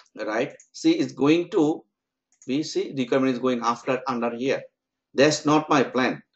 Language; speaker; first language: English; non-native, local second language; Bangla